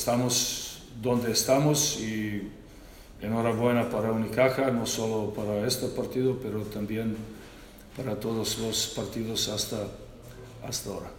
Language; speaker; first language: Spanish; non-native, learner; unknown